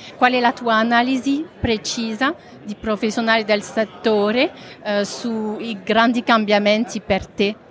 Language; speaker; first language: Italian; non-native, fluent; French